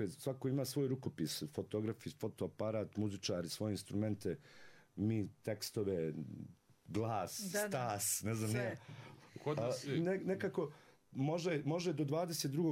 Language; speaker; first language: Serbian; native; Serbian